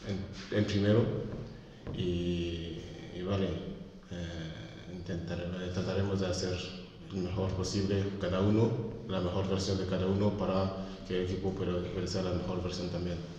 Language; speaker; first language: Spanish; non-native, fluent; French